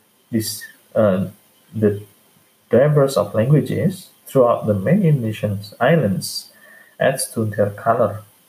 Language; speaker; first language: English; non-native, fluent; Indonesian